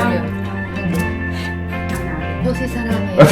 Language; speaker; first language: Korean; non-native, learner; Vietnamese